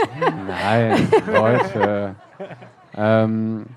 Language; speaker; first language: German; native; German